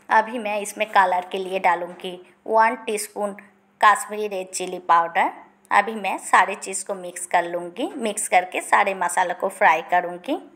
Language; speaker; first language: Hindi; non-native, local second language; Bangla